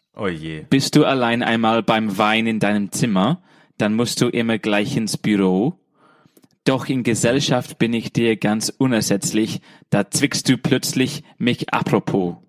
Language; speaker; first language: German; non-native, fluent; English